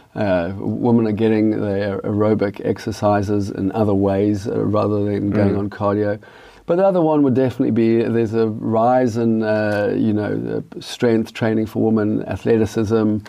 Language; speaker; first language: English; native; English